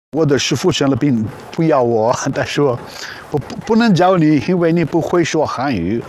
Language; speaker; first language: Chinese; non-native, learner; Italian